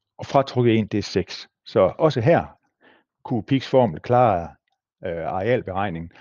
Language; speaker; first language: Danish; native; Danish